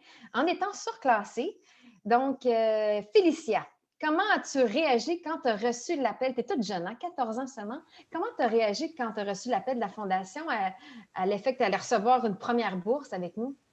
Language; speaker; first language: French; native; French